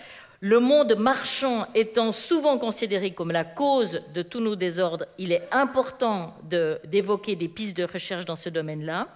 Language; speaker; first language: French; native; French